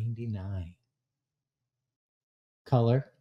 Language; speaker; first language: English; native; English